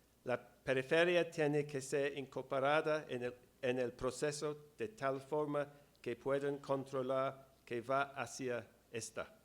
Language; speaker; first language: Spanish; non-native, fluent; English